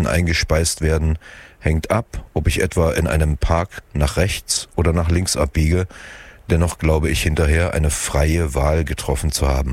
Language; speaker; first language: German; native; German